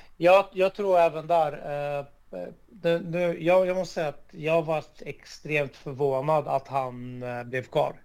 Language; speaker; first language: Swedish; early bilingual, other home language; Arabic